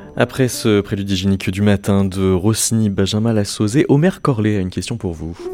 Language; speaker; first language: French; native; French